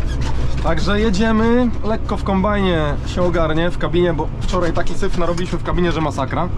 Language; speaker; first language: Polish; native; Polish